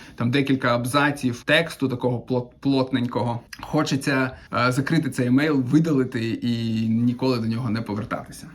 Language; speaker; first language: Ukrainian; non-native, local second language; Russian